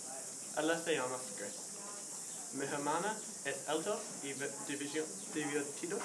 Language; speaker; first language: Spanish; non-native, learner; English